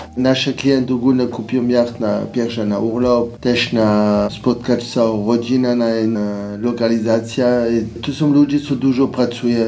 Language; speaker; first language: Polish; non-native, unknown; French